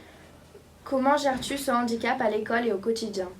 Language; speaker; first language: French; native; French